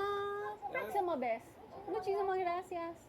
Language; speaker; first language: Spanish; non-native, learner; English